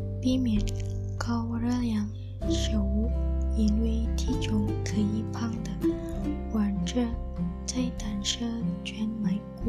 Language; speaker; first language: Chinese; non-native, learner; Indonesian